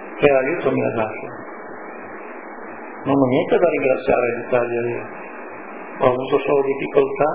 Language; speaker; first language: Italian; native; Italian